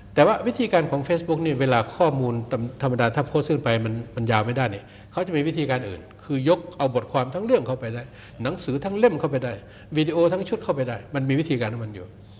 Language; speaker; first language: Thai; native; Thai